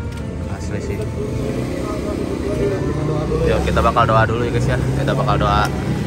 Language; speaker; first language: Indonesian; native; Indonesian